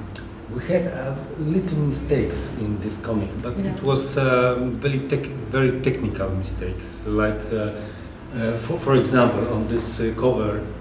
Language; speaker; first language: English; non-native, learner; Polish